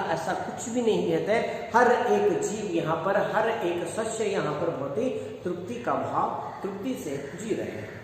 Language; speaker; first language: Hindi; non-native, local second language; Kannada